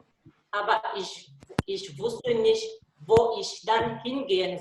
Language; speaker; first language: German; non-native, learner; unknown